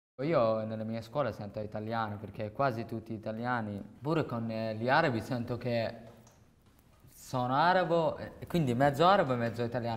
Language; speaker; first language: Italian; non-native, learner; Arabic